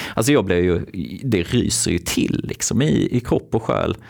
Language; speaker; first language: Swedish; native; Swedish